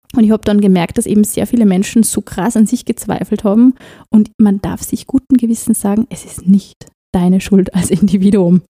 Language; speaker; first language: German; native; German